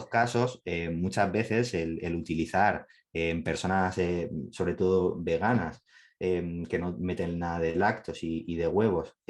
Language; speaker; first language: Spanish; native; Spanish